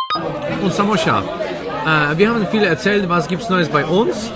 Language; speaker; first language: German; non-native, fluent; Polish